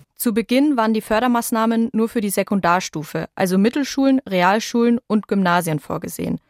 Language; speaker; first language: German; native; German